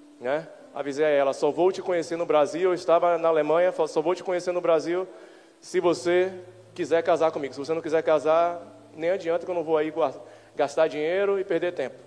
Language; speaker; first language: Portuguese; native; Portuguese